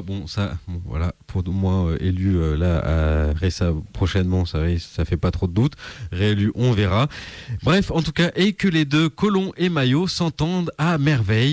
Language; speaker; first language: French; native; French